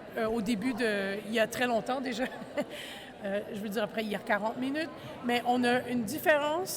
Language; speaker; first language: French; non-native, fluent; English